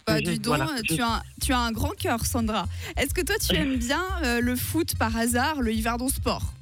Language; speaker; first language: French; native; French